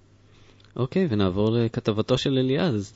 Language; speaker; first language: Hebrew; native; Hebrew